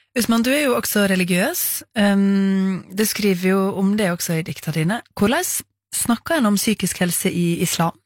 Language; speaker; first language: Norwegian; native; Norwegian